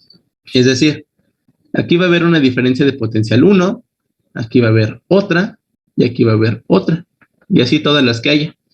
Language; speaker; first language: Spanish; native; Spanish